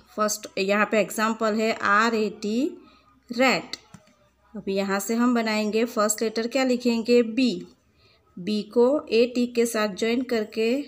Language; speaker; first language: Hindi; non-native, local second language; Gujarati